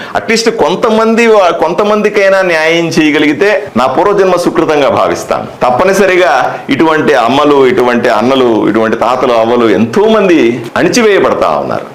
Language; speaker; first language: Telugu; native; Telugu